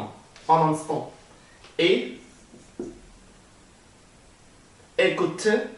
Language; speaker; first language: French; non-native, learner; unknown